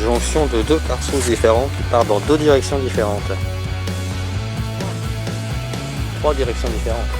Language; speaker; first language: French; native; French